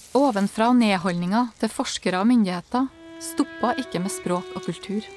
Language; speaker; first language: Norwegian; native; Norwegian